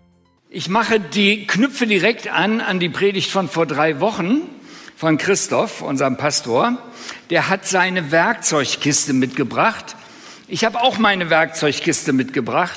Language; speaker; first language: German; native; German